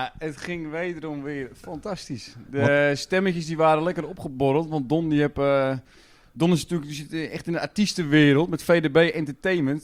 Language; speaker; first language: Dutch; native; Dutch